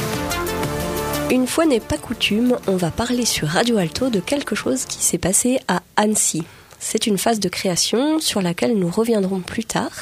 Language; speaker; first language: French; native; French